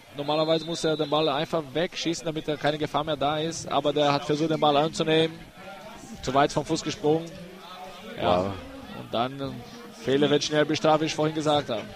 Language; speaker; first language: German; non-native, fluent; Portuguese